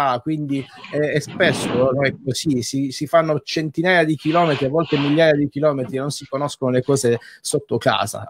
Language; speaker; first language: Italian; native; Italian